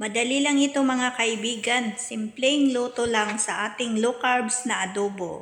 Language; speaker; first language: Filipino; non-native, local second language; Cebuano